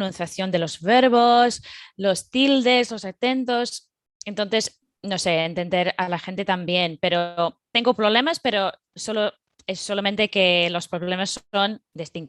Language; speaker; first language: Spanish; non-native, fluent; English